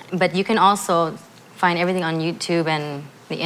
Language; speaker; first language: English; early bilingual, other home language; Vietnamese